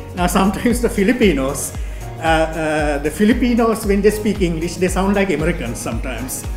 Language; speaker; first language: English; non-native, local second language; Sinhala